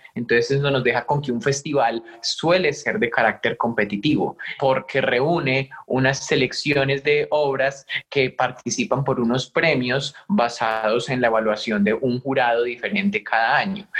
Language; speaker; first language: Spanish; native; Spanish